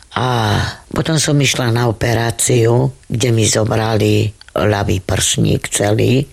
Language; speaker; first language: Slovak; non-native, local second language; Romany